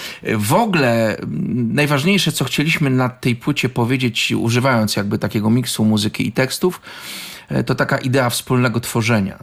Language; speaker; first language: Polish; native; Polish